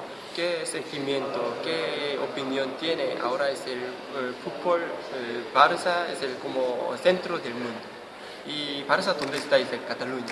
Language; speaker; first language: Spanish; non-native, learner; Korean